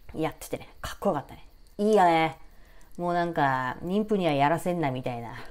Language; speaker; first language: Japanese; native; Japanese